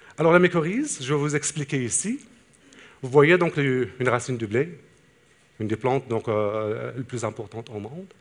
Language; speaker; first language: French; non-native, local second language; Arabic